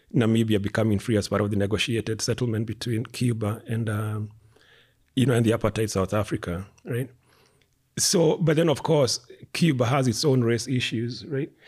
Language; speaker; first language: English; non-native, local second language; Kikuyu